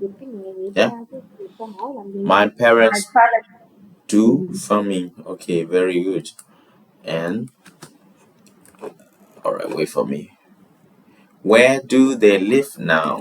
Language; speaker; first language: English; non-native, fluent; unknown